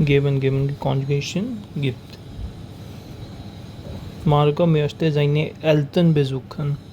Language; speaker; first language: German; non-native, learner; Hindi